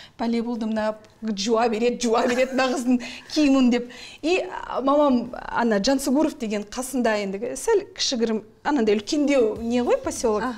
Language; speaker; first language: Kazakh; non-native, local second language; Russian